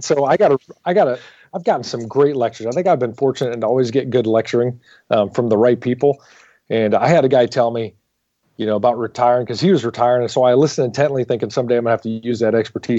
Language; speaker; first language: English; native; English